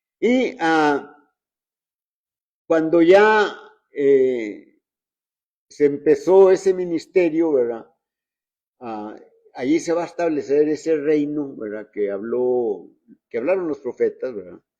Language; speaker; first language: Spanish; native; Spanish